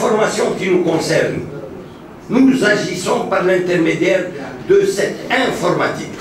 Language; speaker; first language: French; non-native, local second language; Arabic